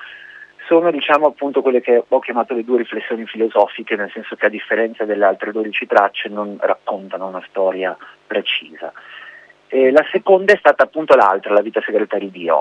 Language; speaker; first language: Italian; native; Italian